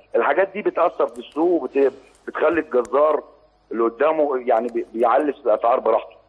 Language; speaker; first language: Arabic; native; Arabic